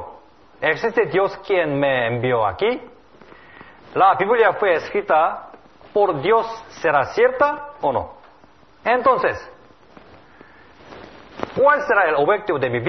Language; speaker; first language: Spanish; non-native, learner; Korean